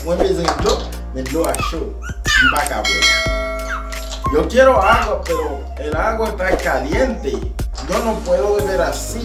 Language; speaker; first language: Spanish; non-native, learner; Haitian Creole